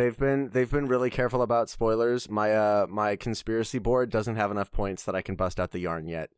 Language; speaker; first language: English; native; English